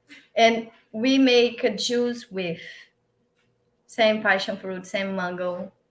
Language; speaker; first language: English; non-native, learner; Portuguese